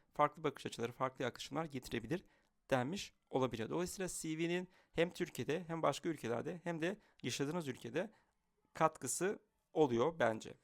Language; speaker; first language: Turkish; native; Turkish